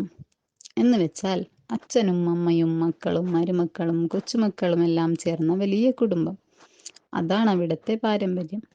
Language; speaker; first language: Malayalam; native; Malayalam